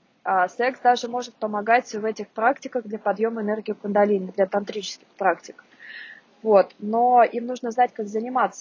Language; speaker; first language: Russian; native; Russian